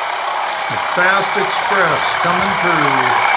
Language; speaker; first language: English; native; English